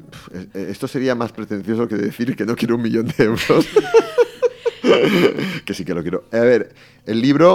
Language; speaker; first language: Spanish; native; Spanish